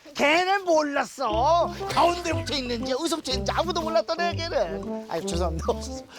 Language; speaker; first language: Korean; native; Korean